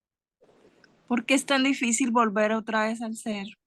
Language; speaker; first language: Spanish; native; Spanish